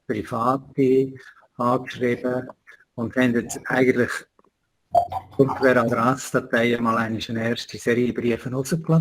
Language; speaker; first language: German; native; German